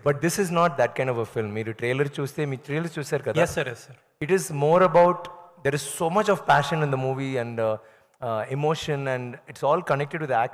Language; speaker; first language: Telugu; non-native, learner; Tamil